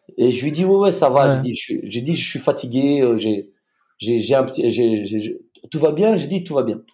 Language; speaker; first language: French; native; French